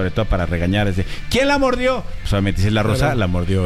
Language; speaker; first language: Spanish; native; Spanish